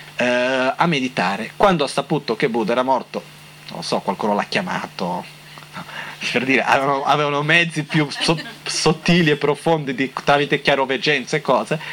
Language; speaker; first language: Italian; non-native, fluent; Portuguese